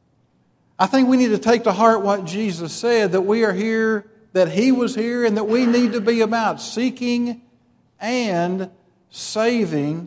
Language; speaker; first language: English; native; English